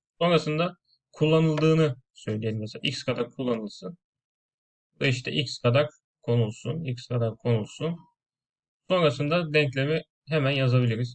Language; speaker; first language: Turkish; native; Turkish